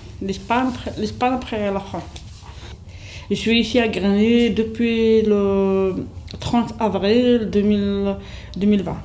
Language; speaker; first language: French; non-native, learner; Kabyle